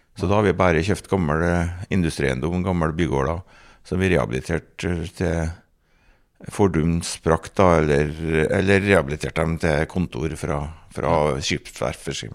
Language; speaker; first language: Norwegian; native; Norwegian